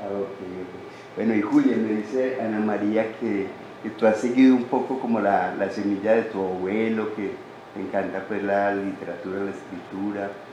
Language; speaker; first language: Spanish; native; Spanish